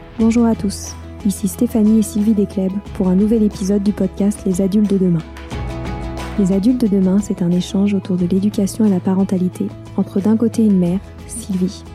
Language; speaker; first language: French; native; French